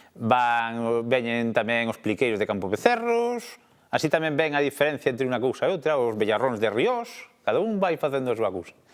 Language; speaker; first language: Galician; non-native, local second language; Spanish